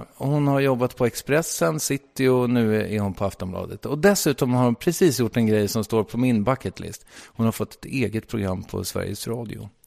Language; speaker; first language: Swedish; native; Swedish